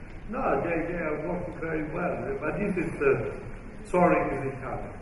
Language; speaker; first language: English; non-native, fluent; Italian